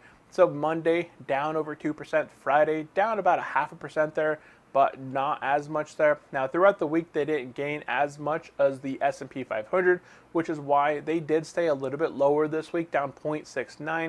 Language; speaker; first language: English; native; English